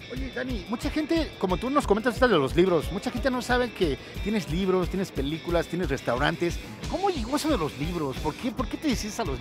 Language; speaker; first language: Spanish; native; Spanish